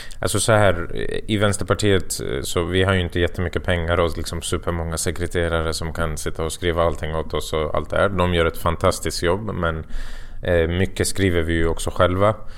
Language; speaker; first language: Swedish; early bilingual, other home language; Persian